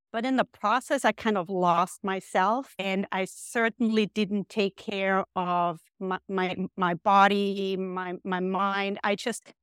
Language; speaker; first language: English; non-native, fluent; German